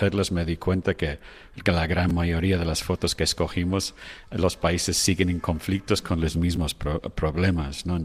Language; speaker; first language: Spanish; non-native, fluent; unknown